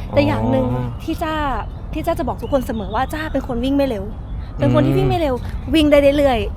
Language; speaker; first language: Thai; early bilingual, other home language; Italian